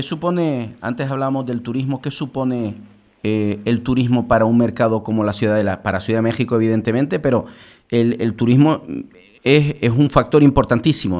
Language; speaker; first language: Spanish; native; Spanish